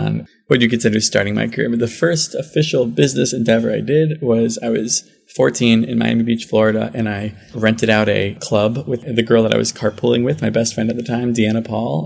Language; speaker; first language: English; native; English